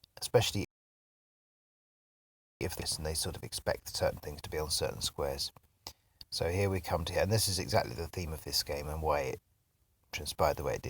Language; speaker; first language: English; native; English